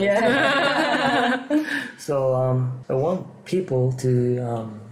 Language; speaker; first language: English; non-native, fluent; Japanese